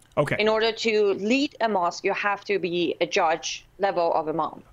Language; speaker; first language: English; non-native, fluent; Persian